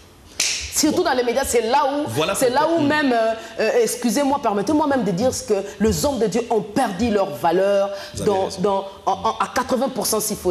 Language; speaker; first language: French; non-native, local second language; Lingala